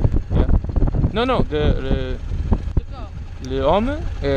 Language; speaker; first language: French; non-native, learner; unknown